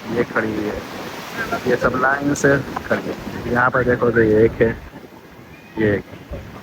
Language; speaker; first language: Hindi; native; Hindi